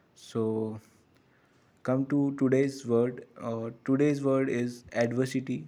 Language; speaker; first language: English; non-native, local second language; Hindi